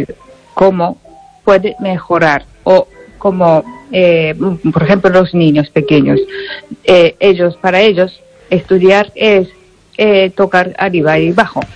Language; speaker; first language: Spanish; non-native, learner; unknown